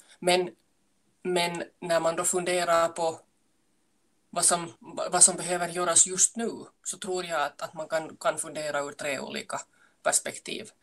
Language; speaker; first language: Swedish; native; Swedish